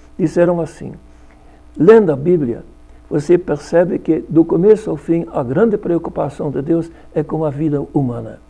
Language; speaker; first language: Portuguese; non-native, fluent; Dutch